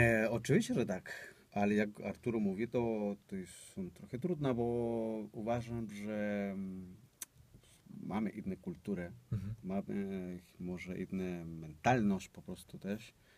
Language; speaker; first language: Polish; non-native, learner; Spanish